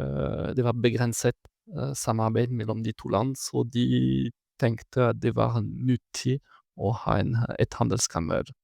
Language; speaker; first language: Norwegian; non-native, fluent; French